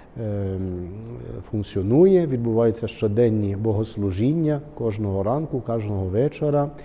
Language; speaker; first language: Ukrainian; early bilingual, heritage; Ukrainian